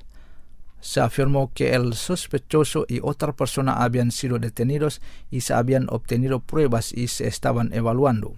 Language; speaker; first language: Spanish; non-native, fluent; Indonesian